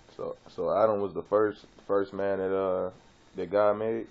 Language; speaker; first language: English; native; English